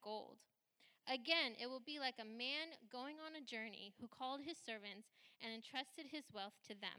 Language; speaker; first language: English; early bilingual, other home language; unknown